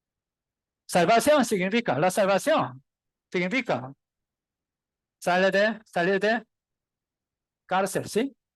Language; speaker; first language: Spanish; non-native, learner; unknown